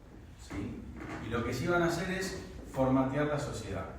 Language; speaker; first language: Spanish; native; Spanish